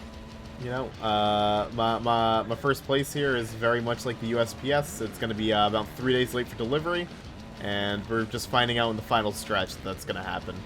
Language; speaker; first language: English; native; English